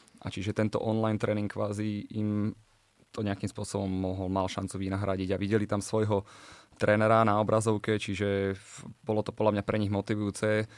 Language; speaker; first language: Slovak; native; Slovak